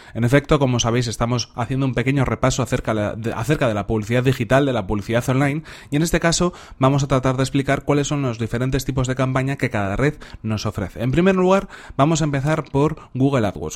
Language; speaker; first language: Spanish; native; Spanish